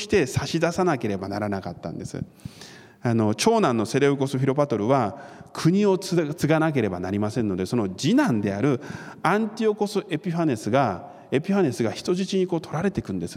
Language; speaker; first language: Japanese; non-native, fluent; Korean